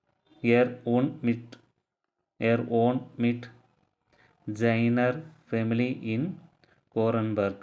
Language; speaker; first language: German; non-native, learner; Tamil